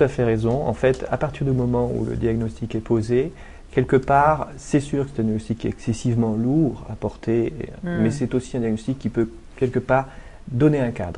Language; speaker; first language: French; native; French